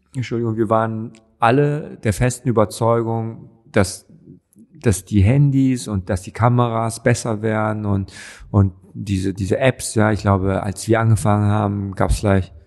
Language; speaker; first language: German; native; German